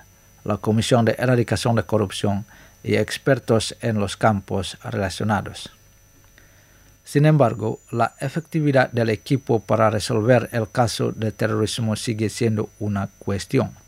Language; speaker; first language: Spanish; non-native, fluent; Indonesian